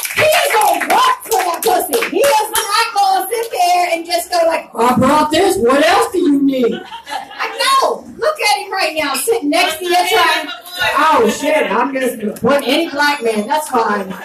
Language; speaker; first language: English; native; English